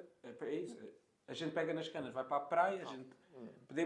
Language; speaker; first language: Portuguese; native; Portuguese